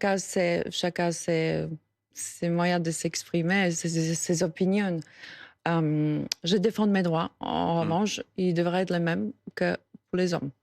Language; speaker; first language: French; non-native, fluent; Slovak